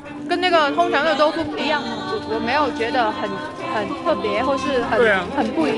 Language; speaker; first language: Chinese; non-native, learner; Vietnamese